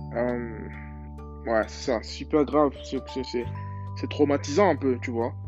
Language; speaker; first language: French; native; French